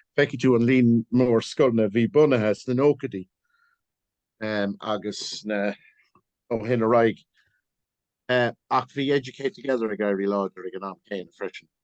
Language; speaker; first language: Irish; non-native, local second language; English